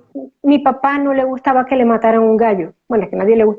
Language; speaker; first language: Spanish; native; Spanish